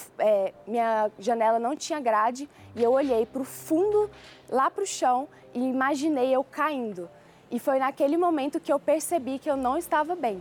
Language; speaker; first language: Portuguese; early bilingual, other home language; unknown